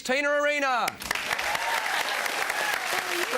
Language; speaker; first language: English; native; English